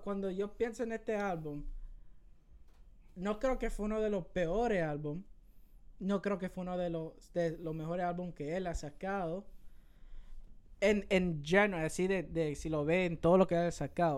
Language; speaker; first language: Spanish; early bilingual, heritage; Spanish